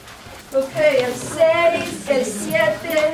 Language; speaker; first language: Spanish; non-native, fluent; Portuguese